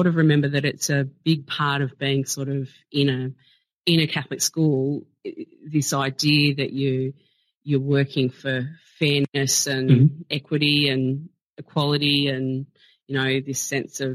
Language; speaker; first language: English; native; English